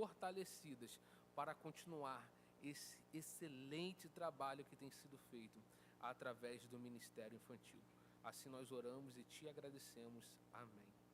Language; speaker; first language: Portuguese; native; Portuguese